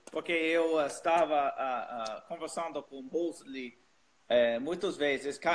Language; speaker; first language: Portuguese; non-native, learner; English